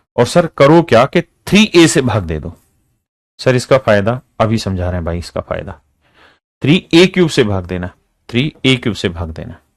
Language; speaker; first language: Hindi; native; Hindi